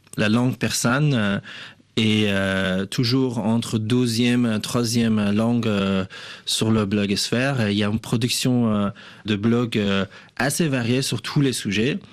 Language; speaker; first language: French; non-native, fluent; Persian